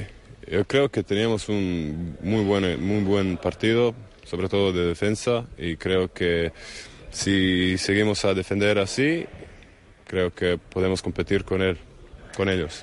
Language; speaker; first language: Spanish; non-native, fluent; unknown